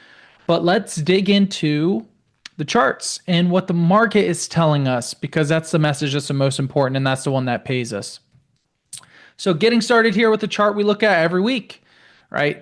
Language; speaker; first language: English; native; English